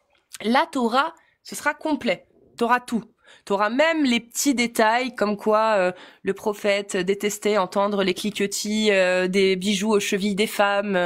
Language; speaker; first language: French; native; French